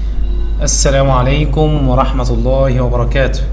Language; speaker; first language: Arabic; native; Arabic